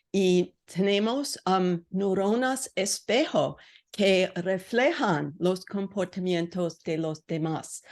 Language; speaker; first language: Spanish; non-native, learner; English